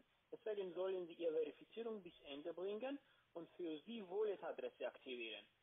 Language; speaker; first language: German; non-native, learner; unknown